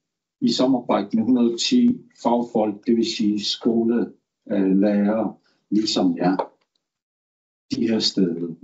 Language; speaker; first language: Danish; non-native, local second language; Kalaallisut